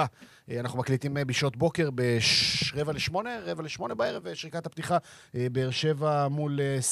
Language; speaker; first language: Hebrew; native; Hebrew